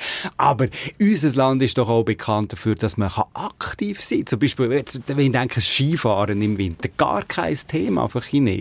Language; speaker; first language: German; native; German